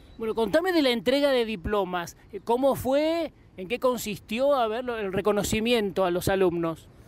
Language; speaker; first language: Spanish; native; Spanish